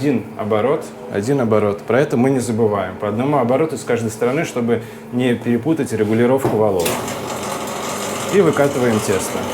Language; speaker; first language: Russian; native; Russian